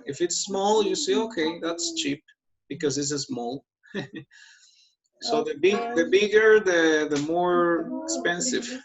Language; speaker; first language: English; non-native, fluent; Spanish